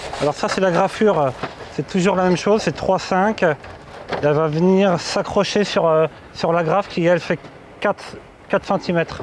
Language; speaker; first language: French; native; French